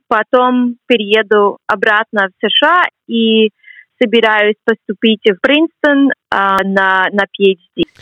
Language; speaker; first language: Russian; non-native, fluent; English